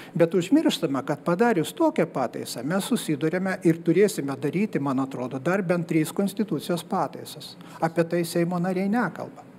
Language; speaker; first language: Lithuanian; native; Lithuanian